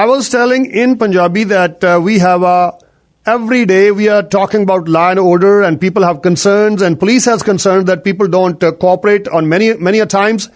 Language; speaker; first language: English; non-native, local second language; Punjabi